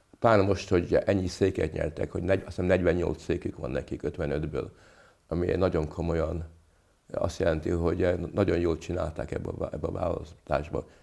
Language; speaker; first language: Hungarian; early bilingual, other home language; English